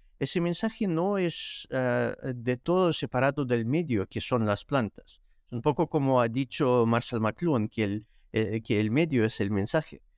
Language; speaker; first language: Spanish; non-native, fluent; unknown